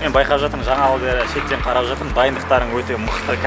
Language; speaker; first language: Kazakh; native; Kazakh